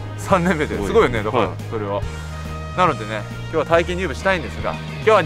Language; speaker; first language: Japanese; native; Japanese